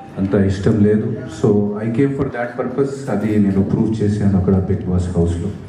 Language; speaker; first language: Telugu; non-native, fluent; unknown